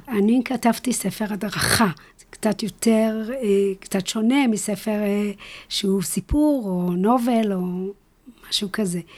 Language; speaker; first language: Hebrew; non-native, fluent; English